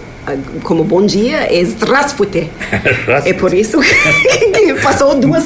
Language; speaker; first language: Portuguese; non-native, fluent; English